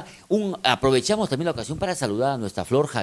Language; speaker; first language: Spanish; native; Spanish